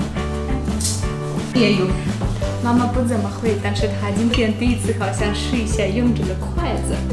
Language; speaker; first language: Chinese; non-native, fluent; Russian